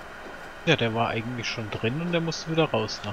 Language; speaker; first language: German; native; German